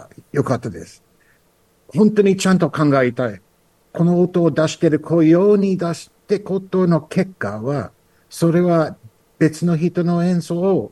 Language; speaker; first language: Japanese; non-native, learner; English